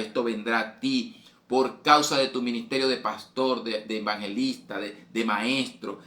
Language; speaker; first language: Spanish; native; Spanish